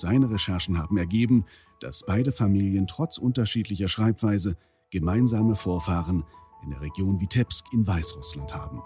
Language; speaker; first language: German; native; German